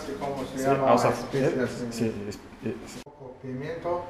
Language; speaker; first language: Spanish; non-native, learner; Arabic